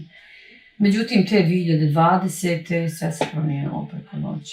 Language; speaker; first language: Bosnian; native; Bosnian